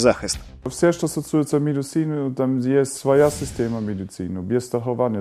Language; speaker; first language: Ukrainian; non-native, fluent; German